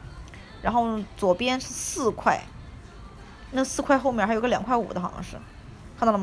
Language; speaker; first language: Chinese; native; Chinese